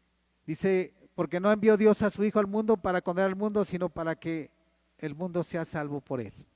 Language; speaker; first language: Spanish; native; Spanish